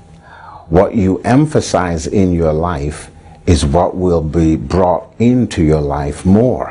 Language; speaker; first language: English; native; English